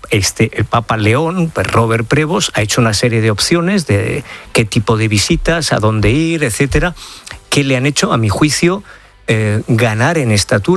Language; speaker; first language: Spanish; native; Spanish